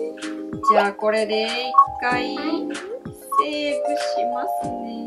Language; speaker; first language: Japanese; native; Japanese